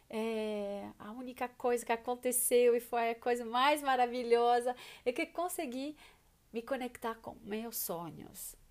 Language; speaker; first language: Portuguese; non-native, fluent; French